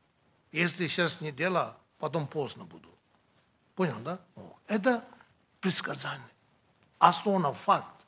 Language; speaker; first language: Russian; non-native, learner; Tibetan